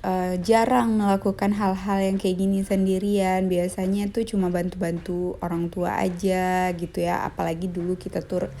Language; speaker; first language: Indonesian; native; Indonesian